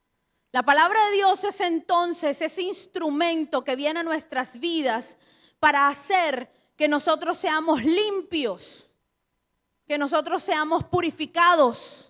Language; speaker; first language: Spanish; native; Spanish